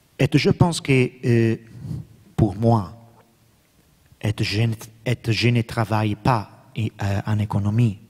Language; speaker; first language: French; non-native, learner; Italian